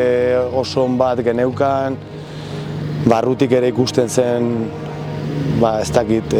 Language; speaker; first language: Basque; non-native, local second language; Spanish